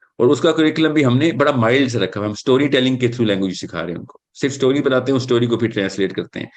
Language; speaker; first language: Urdu; native; Urdu